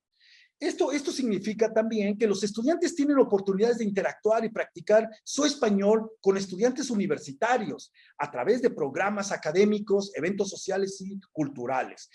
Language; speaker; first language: Spanish; native; Spanish